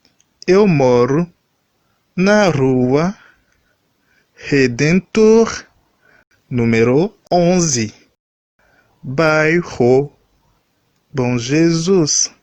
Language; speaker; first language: Portuguese; non-native, learner; Haitian Creole